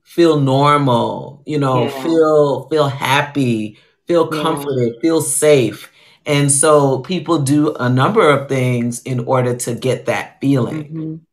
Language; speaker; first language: English; native; English